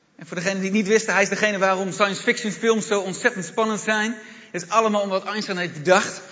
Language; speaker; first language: Dutch; native; Dutch